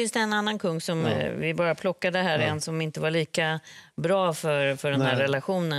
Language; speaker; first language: Swedish; native; Swedish